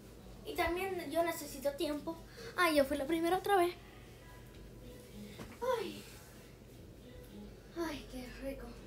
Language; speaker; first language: Spanish; early bilingual, heritage; Spanish